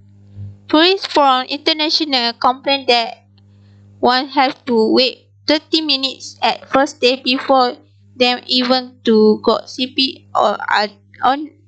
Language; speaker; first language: English; non-native, local second language; Malay